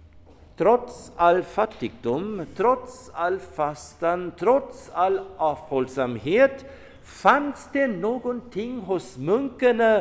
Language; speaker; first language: Swedish; non-native, fluent; German